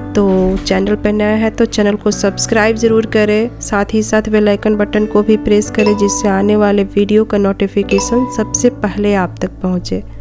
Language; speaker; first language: Hindi; native; Hindi